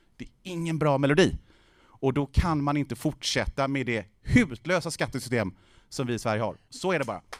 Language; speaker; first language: Swedish; native; Swedish